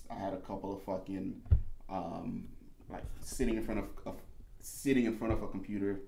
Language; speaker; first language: English; native; English